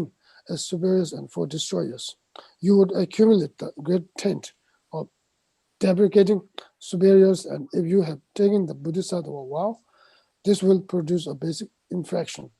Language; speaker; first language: English; non-native, fluent; Tibetan